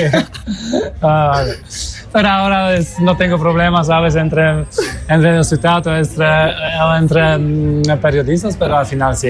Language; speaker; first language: Spanish; non-native, learner; Polish